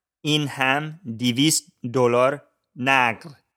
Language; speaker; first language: Persian; non-native, learner; English